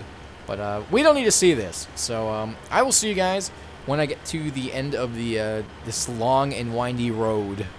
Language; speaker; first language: English; native; English